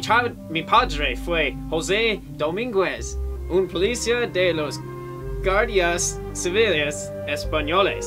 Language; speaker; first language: Spanish; non-native, learner; English